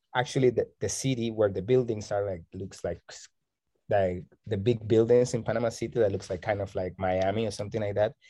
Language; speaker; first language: English; non-native, fluent; Spanish